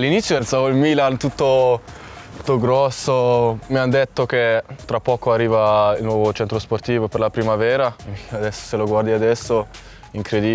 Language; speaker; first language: Italian; non-native, fluent; German